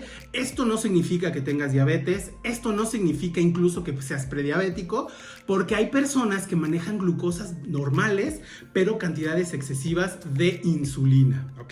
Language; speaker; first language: Spanish; native; Spanish